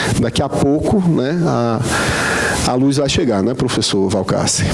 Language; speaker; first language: Portuguese; native; Portuguese